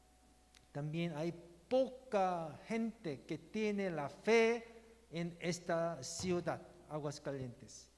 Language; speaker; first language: Spanish; non-native, learner; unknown